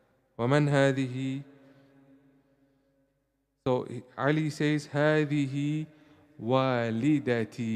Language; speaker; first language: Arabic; non-native, fluent; English